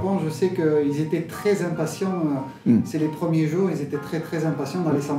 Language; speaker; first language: French; native; French